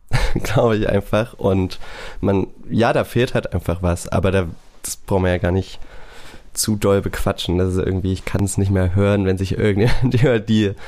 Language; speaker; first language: German; native; German